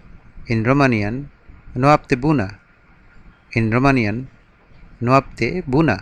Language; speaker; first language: Romanian; non-native, learner; Bangla